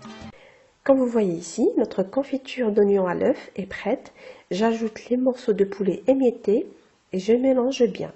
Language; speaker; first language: French; non-native, local second language; Arabic